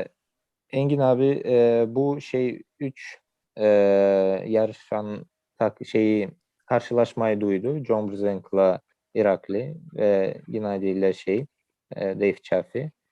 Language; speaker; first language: Turkish; non-native, fluent; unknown